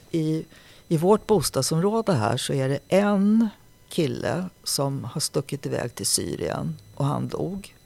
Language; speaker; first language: Swedish; native; Swedish